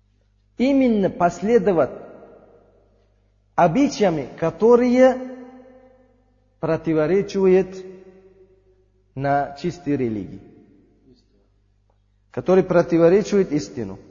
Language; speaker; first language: Russian; non-native, learner; Uzbek